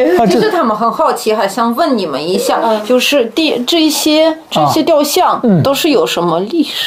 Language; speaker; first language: Chinese; native; Chinese